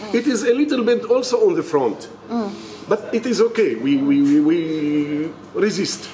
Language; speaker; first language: English; non-native, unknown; Arabic